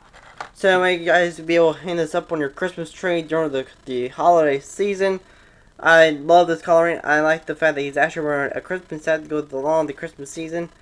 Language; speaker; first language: English; native; English